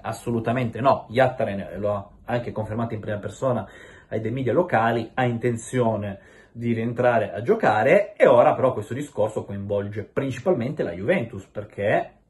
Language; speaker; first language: Italian; native; Italian